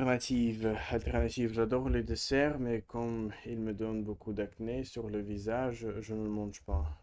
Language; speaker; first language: French; non-native, learner; Russian